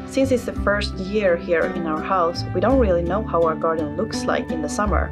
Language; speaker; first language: English; non-native, fluent; Swedish